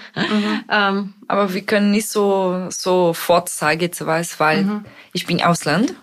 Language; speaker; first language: German; non-native, fluent; Portuguese